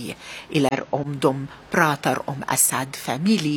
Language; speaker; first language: Swedish; non-native, learner; Arabic